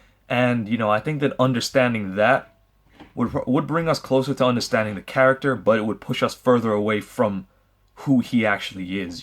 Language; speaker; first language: English; native; English